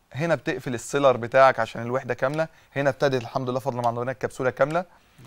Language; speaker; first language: Arabic; native; Arabic